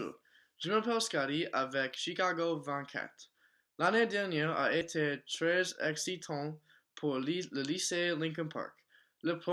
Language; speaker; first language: French; non-native, learner; English